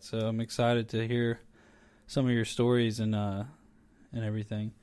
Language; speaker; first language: English; native; English